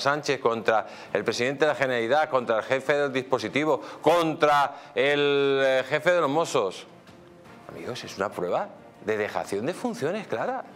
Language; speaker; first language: Spanish; native; Spanish